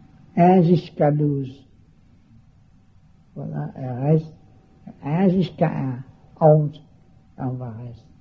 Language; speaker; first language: French; non-native, learner; Vietnamese